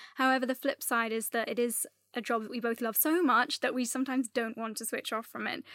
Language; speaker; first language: English; native; English